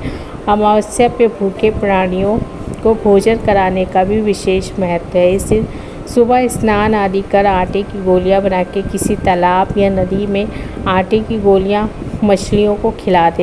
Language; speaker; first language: Hindi; native; Hindi